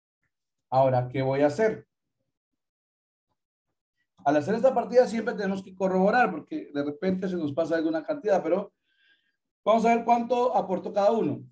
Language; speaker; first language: Spanish; native; Spanish